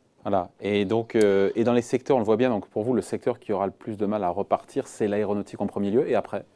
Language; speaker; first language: French; native; French